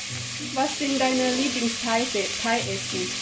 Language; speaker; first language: German; non-native, fluent; Thai